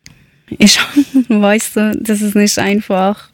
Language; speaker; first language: German; non-native, learner; Persian